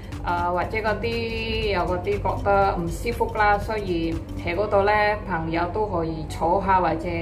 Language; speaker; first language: Cantonese; non-native, learner; Indonesian